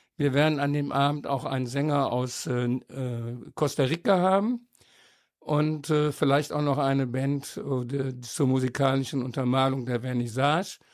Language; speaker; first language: German; native; German